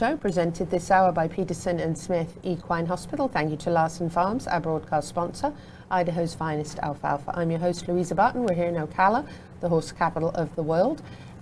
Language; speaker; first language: English; native; English